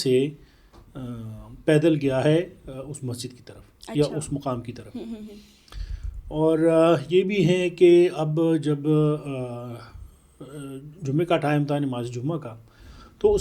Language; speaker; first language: Urdu; non-native, local second language; Pashto